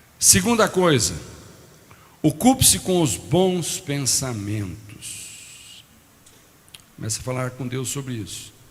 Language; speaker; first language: Portuguese; native; Portuguese